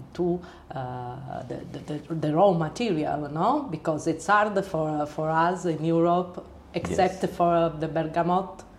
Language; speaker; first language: English; non-native, learner; Italian